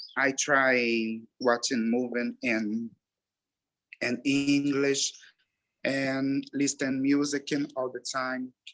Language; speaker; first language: English; non-native, learner; Portuguese